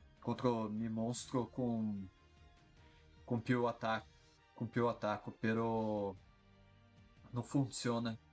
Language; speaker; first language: Italian; non-native, learner; Portuguese